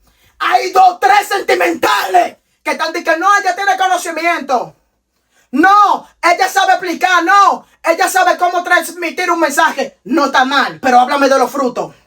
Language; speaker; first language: Spanish; native; Spanish